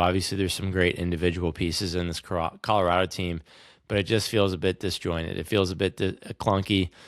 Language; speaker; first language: English; native; English